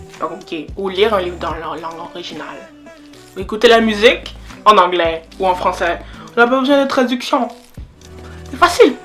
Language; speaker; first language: French; native; French